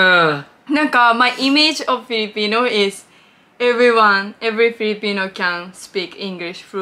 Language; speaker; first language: English; non-native, learner; Japanese